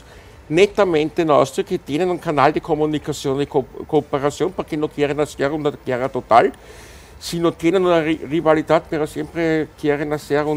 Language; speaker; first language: Spanish; non-native, fluent; German